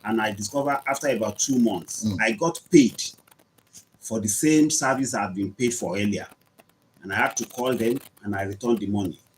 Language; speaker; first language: English; non-native, local second language; Yoruba